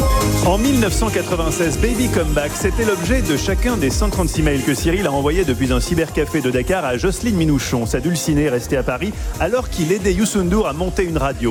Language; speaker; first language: French; native; French